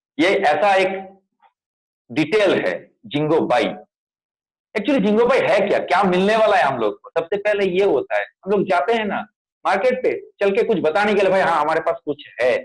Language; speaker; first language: Hindi; non-native, local second language; Bangla